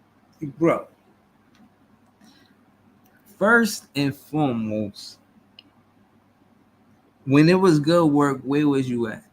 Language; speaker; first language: English; native; English